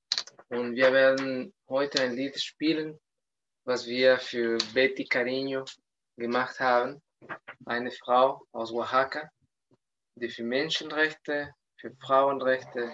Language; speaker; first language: German; non-native, fluent; Spanish